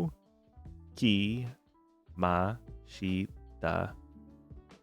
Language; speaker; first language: Japanese; non-native, learner; English